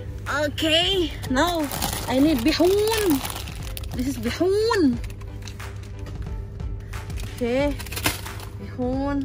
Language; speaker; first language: English; non-native, learner; Indonesian